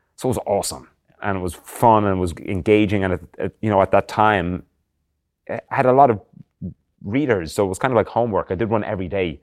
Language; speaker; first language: English; native; English